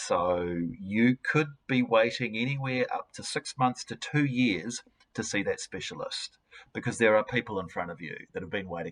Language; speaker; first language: English; native; English